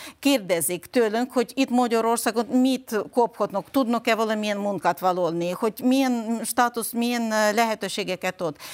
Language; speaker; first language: Hungarian; non-native, fluent; Ukrainian